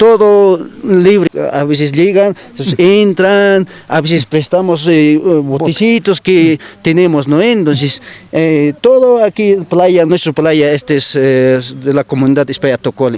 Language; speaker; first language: Spanish; non-native, local second language; Aymara